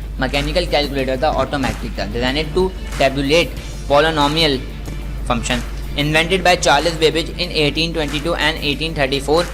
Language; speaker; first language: Urdu; native; Urdu